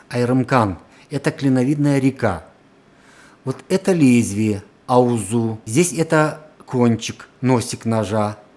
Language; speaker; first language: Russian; non-native, local second language; Karachay-Balkar